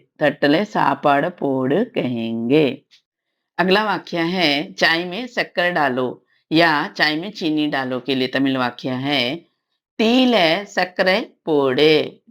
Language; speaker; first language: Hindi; non-native, local second language; Tamil